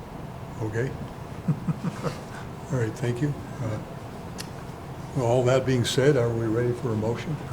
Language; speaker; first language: English; native; English